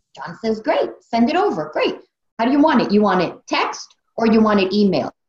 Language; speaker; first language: English; native; English